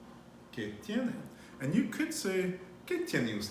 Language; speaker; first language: Spanish; non-native, fluent; English